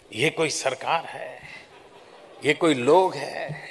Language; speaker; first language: Hindi; non-native, local second language; Gujarati